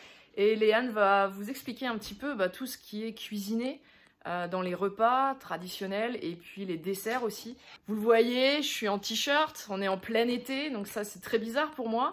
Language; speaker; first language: French; native; French